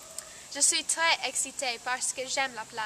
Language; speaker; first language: French; non-native, learner; English